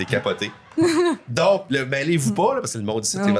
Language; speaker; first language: French; native; French